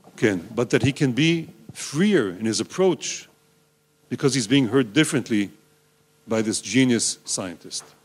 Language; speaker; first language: English; non-native, fluent; Hebrew